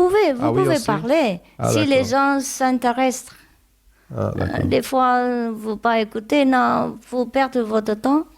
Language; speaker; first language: French; non-native, learner; Chinese